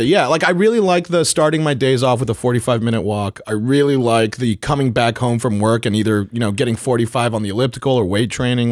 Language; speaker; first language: English; native; English